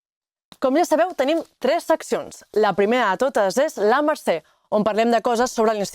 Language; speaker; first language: Catalan; native; Catalan